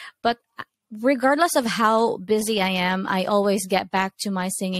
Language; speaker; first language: English; non-native, local second language; Cebuano